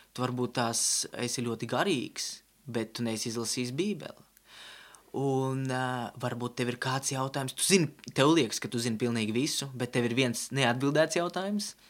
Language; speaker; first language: Latvian; non-native, local second language; Russian